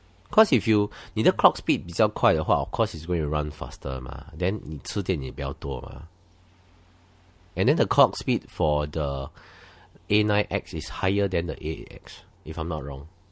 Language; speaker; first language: English; non-native, local second language; Chinese